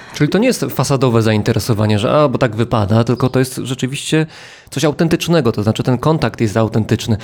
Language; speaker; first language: Polish; native; Polish